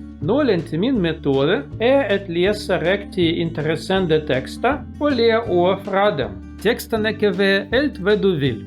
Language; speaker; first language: Danish; non-native, learner; Russian